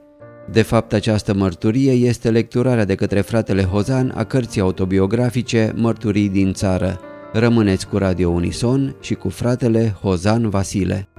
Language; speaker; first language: Romanian; native; Romanian